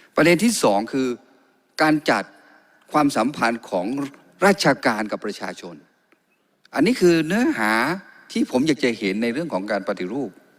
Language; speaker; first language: Thai; non-native, local second language; Karen languages